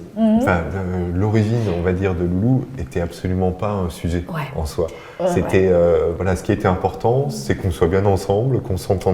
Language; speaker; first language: French; native; French